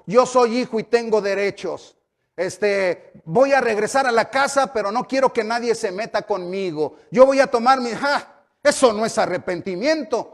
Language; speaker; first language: Spanish; native; Spanish